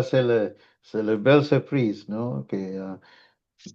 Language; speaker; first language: French; non-native, fluent; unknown